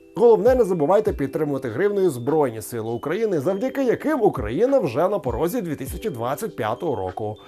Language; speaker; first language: Ukrainian; native; Ukrainian